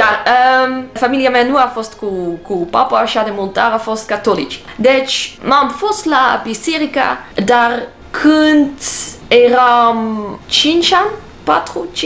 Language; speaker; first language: Romanian; non-native, learner; English